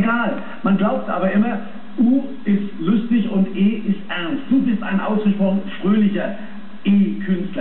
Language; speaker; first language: German; native; German